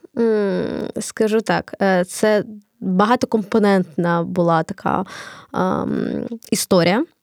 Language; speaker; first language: Ukrainian; non-native, local second language; Russian